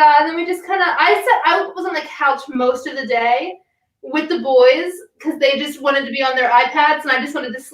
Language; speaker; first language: English; native; English